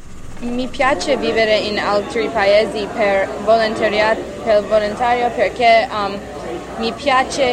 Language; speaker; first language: Italian; non-native, learner; English